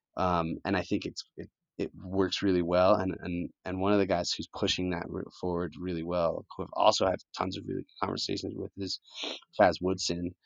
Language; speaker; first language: English; early bilingual, other home language; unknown